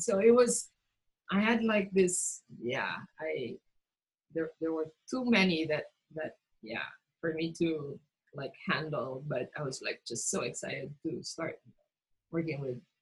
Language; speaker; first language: English; non-native, local second language; Cebuano